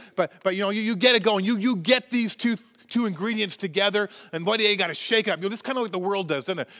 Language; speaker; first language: English; native; English